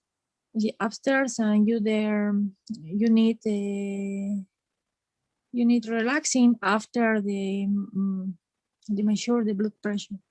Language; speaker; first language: English; non-native, learner; Spanish